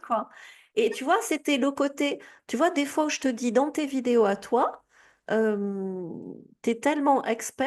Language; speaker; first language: French; native; French